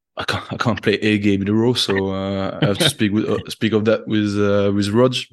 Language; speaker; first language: English; non-native, fluent; French